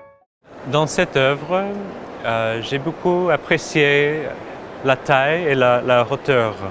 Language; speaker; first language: French; non-native, fluent; English